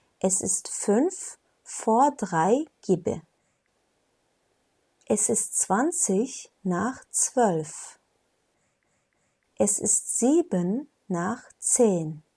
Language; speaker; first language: German; non-native, fluent; Turkish